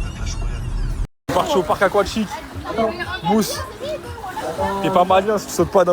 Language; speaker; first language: French; native; French